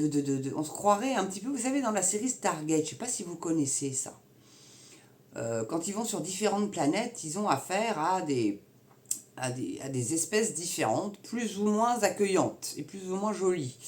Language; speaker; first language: French; native; French